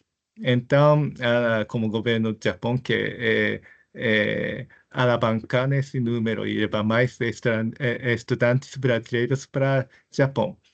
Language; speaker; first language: Portuguese; non-native, fluent; Japanese